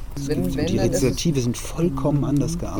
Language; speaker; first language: German; native; German